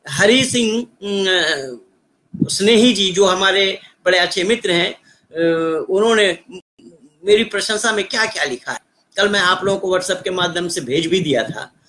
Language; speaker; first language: Hindi; native; Hindi